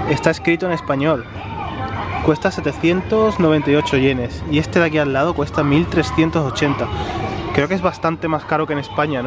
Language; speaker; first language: Spanish; native; Spanish